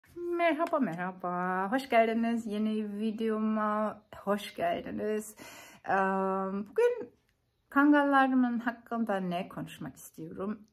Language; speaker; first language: Turkish; non-native, learner; German